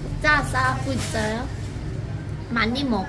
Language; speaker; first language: Korean; non-native, learner; Vietnamese